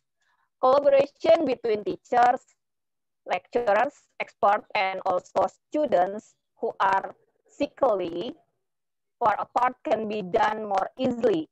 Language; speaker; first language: English; non-native, learner; Indonesian